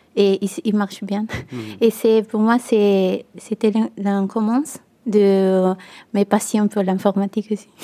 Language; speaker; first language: French; non-native, learner; Italian